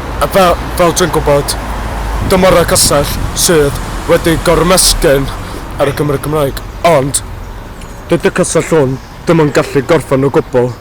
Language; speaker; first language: Welsh; non-native, learner; English